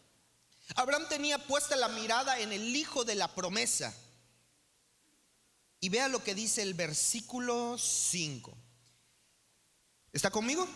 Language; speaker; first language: Spanish; native; Spanish